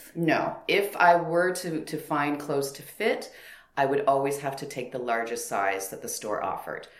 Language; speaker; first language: English; native; English